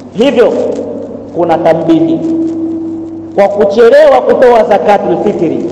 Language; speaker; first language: Swahili; native; Swahili